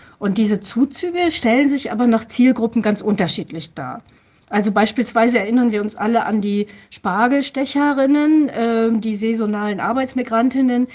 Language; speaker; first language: German; native; German